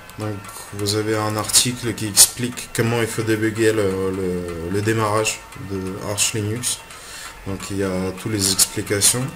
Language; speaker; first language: French; non-native, fluent; Russian